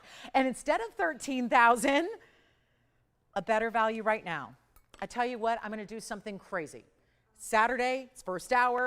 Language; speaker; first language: English; native; English